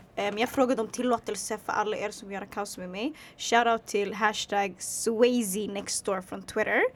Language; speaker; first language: Swedish; early bilingual, other home language; Tigrinya